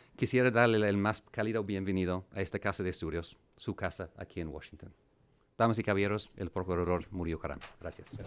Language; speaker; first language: Spanish; non-native, fluent; English